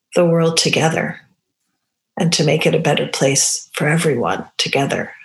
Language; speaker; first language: English; early bilingual, other home language; Romany